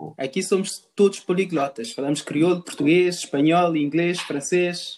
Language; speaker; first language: Portuguese; non-native, local second language; Kabuverdianu